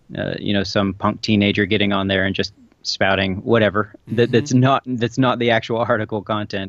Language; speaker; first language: English; native; English